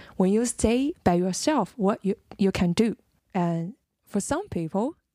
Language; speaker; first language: English; non-native, fluent; Chinese